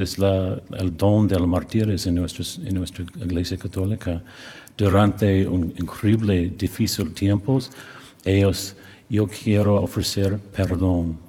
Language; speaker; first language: Spanish; non-native, learner; English